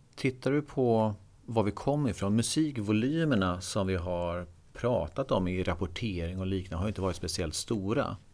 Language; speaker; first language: Swedish; native; Swedish